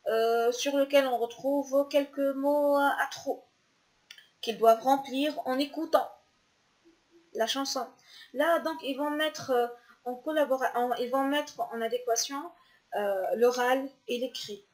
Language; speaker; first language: French; non-native, local second language; Arabic